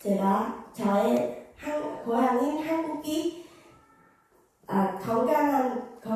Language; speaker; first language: Korean; non-native, fluent; Vietnamese